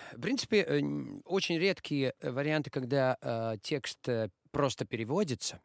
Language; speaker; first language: Russian; non-native, local second language; Latvian